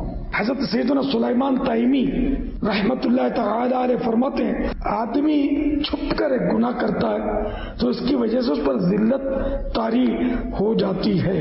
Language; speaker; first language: Urdu; native; Urdu